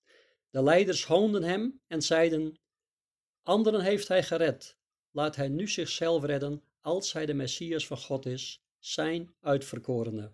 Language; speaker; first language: Dutch; native; Dutch